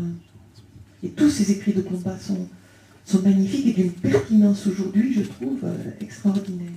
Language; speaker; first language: French; early bilingual, other home language; Spanish